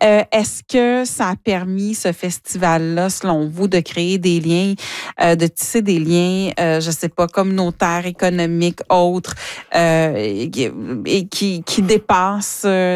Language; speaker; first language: French; native; French